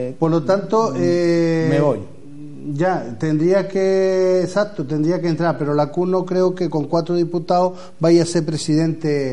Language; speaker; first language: Spanish; native; Spanish